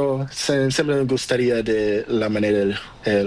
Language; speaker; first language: Spanish; non-native, learner; Portuguese